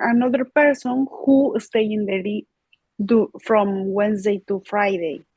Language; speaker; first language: English; non-native, learner; Spanish